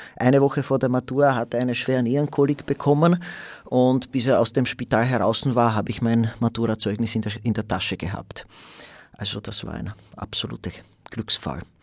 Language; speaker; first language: German; non-native, fluent; Slovak